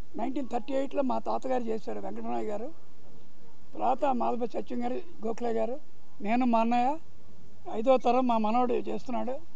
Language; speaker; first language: Telugu; native; Telugu